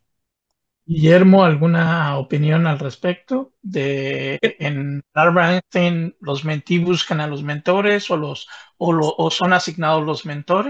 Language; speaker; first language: Spanish; native; Spanish